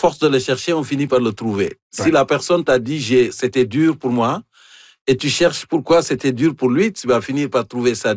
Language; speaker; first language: French; native; French